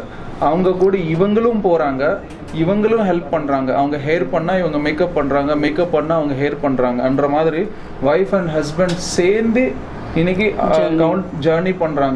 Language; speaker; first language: Tamil; native; Tamil